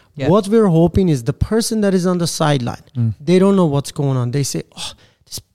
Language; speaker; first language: English; non-native, fluent; Persian